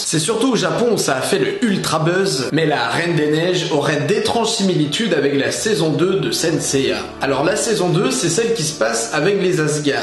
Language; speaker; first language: French; native; French